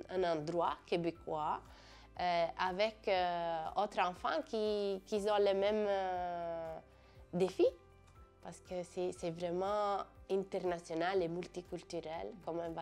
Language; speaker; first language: French; non-native, fluent; Italian